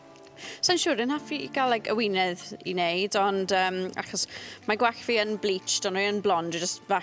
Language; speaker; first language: Welsh; non-native, local second language; English